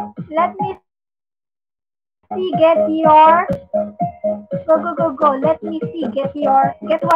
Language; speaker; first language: English; non-native, local second language; Filipino